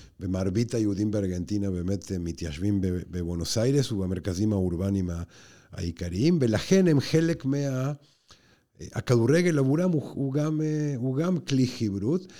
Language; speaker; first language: Hebrew; non-native, fluent; Spanish